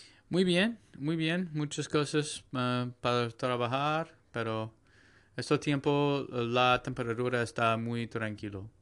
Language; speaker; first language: Spanish; non-native, learner; English